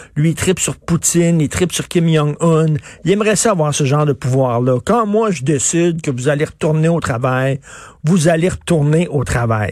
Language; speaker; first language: French; native; French